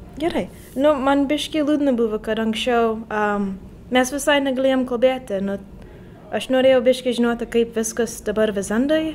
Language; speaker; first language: Lithuanian; early bilingual, other home language; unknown